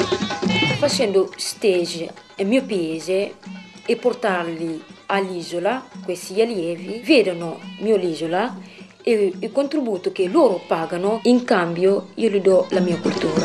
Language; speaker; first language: Italian; non-native, learner; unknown